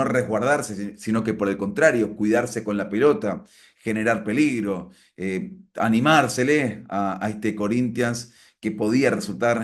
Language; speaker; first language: Spanish; native; Spanish